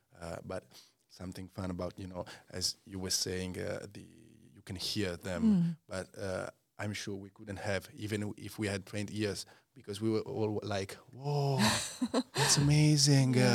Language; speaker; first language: English; non-native, learner; Italian